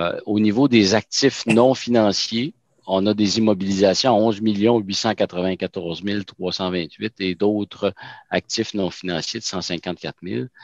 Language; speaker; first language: French; native; French